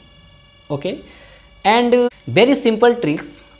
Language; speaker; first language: English; non-native, learner; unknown